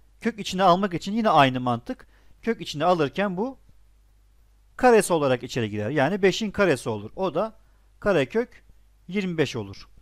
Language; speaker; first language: Turkish; native; Turkish